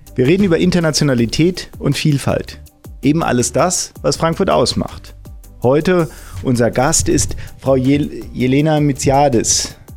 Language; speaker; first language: German; native; German